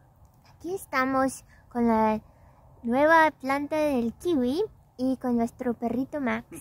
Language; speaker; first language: Spanish; non-native, fluent; English